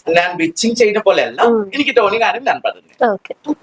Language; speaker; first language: Malayalam; non-native, local second language; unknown